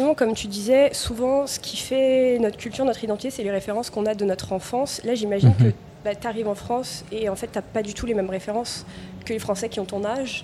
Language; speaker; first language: French; native; French